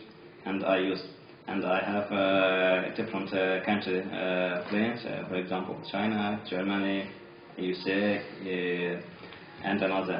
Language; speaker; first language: English; non-native, learner; Azerbaijani